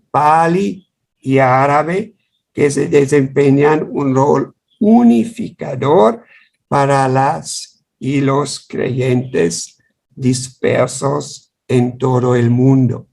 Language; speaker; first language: Spanish; non-native, fluent; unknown